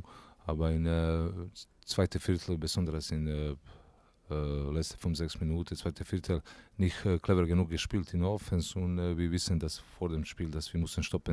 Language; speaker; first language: German; non-native, learner; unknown